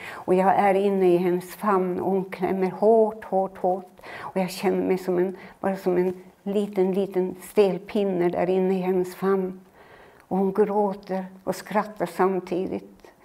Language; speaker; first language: Swedish; early bilingual, other home language; Finnish